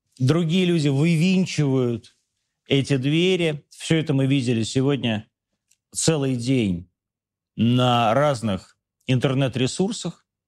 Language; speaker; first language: Russian; native; Russian